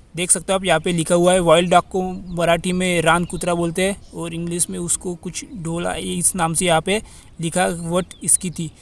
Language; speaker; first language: Hindi; non-native, local second language; Marathi